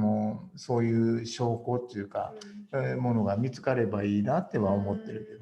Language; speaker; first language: Japanese; native; Japanese